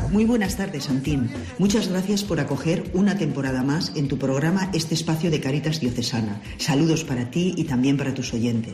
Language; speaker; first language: Spanish; native; Spanish